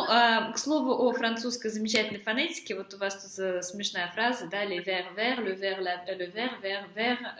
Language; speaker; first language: Russian; native; Russian